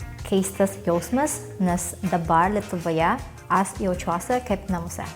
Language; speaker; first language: Lithuanian; non-native, learner; Cebuano